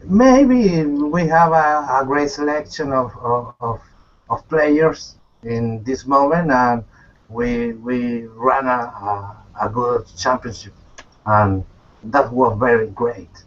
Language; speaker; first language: English; non-native, learner; Spanish